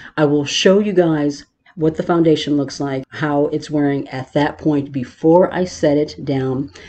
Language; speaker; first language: English; native; English